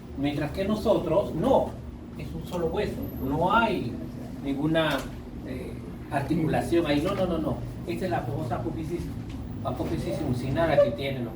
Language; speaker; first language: Spanish; native; Spanish